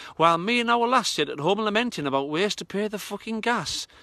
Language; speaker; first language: English; native; English